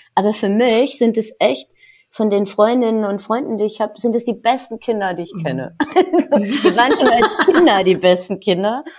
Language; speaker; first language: German; native; German